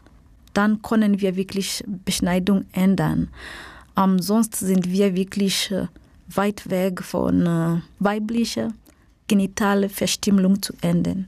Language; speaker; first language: German; non-native, fluent; Swahili